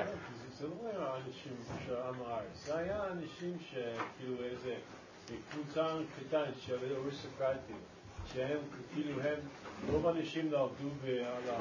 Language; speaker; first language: Hebrew; non-native, learner; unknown